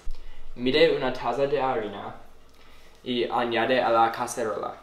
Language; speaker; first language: Spanish; non-native, learner; English